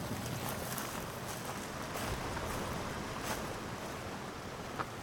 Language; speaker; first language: English; early bilingual, other home language; Arabic